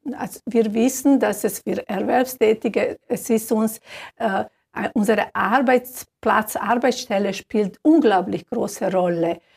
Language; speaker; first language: German; non-native, fluent; Serbian